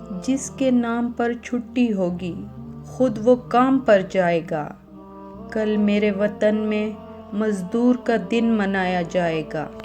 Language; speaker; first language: Urdu; native; Urdu